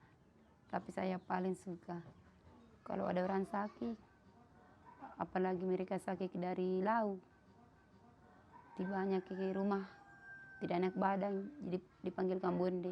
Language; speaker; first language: Indonesian; non-native, local second language; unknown